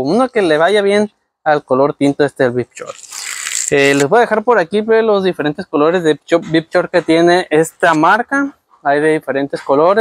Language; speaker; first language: Spanish; native; Spanish